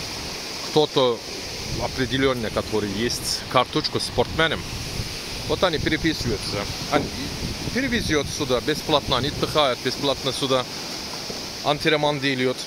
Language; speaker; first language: Russian; non-native, learner; Turkish